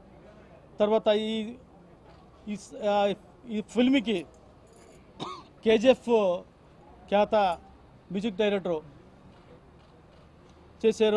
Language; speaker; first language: Telugu; non-native, learner; Kannada